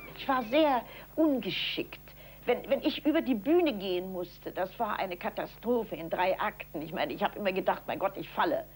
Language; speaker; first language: German; native; German